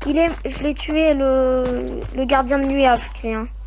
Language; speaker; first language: French; native; French